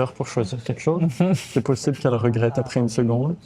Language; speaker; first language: French; native; French